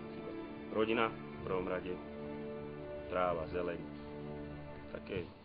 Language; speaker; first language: Slovak; native; Slovak